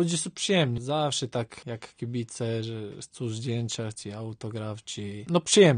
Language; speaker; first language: Polish; non-native, learner; Croatian